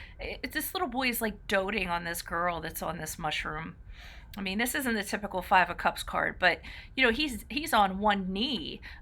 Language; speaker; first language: English; native; English